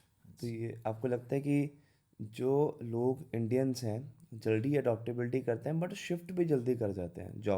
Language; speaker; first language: Hindi; native; Hindi